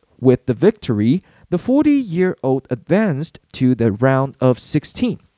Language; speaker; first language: English; non-native, fluent; Chinese